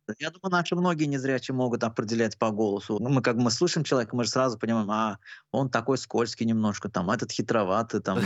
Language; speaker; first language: Russian; non-native, local second language; Turkmen